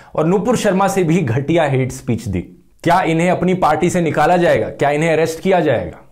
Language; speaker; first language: Hindi; native; Hindi